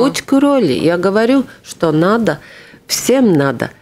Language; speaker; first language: Russian; non-native, local second language; Latvian